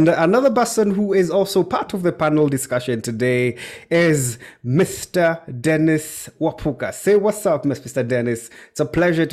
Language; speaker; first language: English; non-native, local second language; Kikuyu